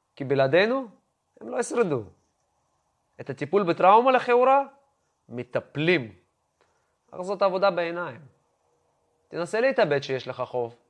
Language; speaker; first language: Hebrew; non-native, fluent; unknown